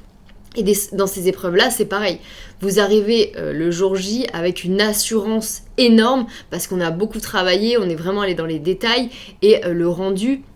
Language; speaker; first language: French; native; French